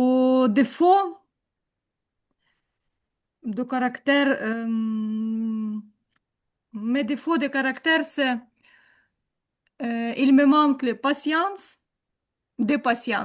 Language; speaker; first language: French; non-native, learner; Ukrainian